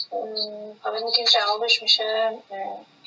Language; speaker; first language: Persian; native; Persian